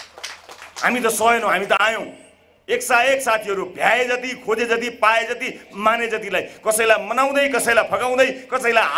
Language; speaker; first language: Nepali; native; Nepali